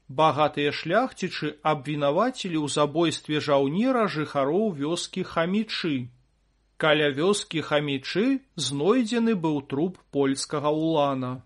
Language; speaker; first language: Belarusian; native; Belarusian